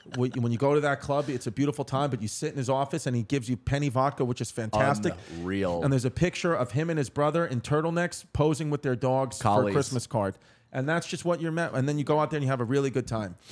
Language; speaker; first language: English; native; English